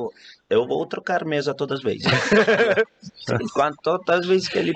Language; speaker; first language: Portuguese; non-native, fluent; Italian